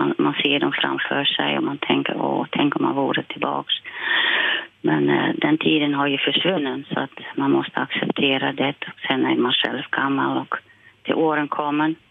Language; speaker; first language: Swedish; non-native, fluent; Dutch